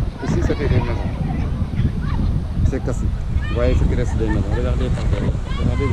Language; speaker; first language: French; non-native, local second language; Wolof